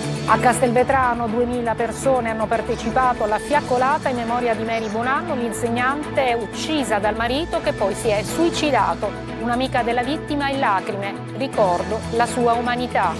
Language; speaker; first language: Italian; native; Italian